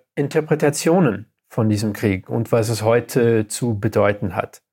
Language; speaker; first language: German; non-native, fluent; English